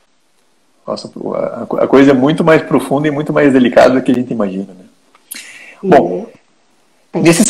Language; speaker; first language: Portuguese; native; Portuguese